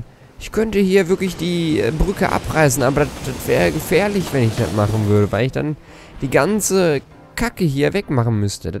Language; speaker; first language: German; native; German